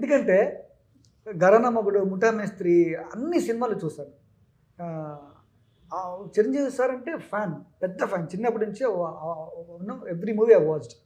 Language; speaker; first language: Telugu; non-native, learner; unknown